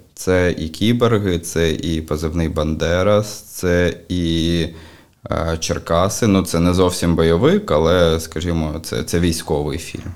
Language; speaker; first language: Ukrainian; native; Ukrainian